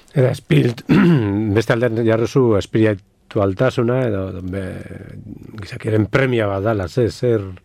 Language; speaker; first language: Basque; native; Basque